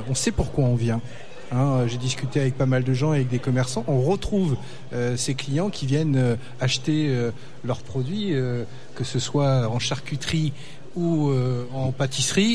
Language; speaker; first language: French; native; French